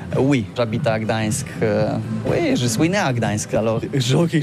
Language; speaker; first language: French; non-native, learner; Polish